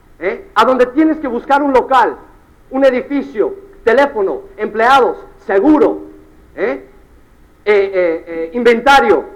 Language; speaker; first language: Spanish; early bilingual, heritage; Spanish